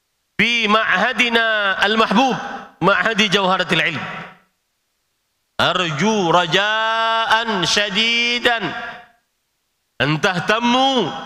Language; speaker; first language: Arabic; non-native, fluent; Indonesian